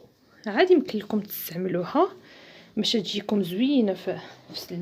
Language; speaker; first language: Arabic; native; Arabic